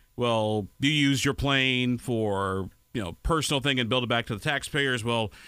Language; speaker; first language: English; native; English